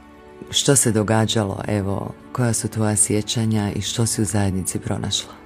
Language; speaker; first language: Croatian; native; Croatian